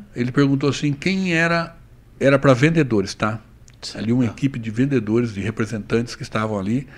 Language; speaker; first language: Portuguese; native; Portuguese